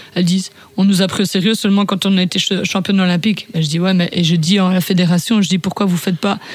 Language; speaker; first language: French; native; French